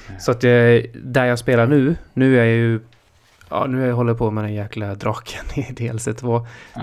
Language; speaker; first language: Swedish; native; Swedish